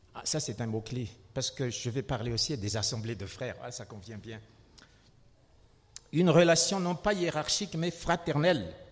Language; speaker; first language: French; non-native, local second language; Malagasy